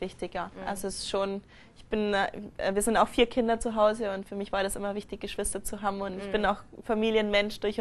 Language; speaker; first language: German; native; German